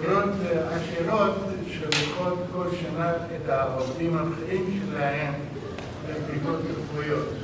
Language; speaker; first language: Hebrew; non-native, fluent; Arabic